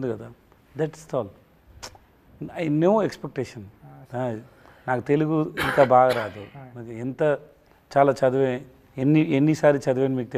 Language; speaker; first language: Telugu; non-native, local second language; Tamil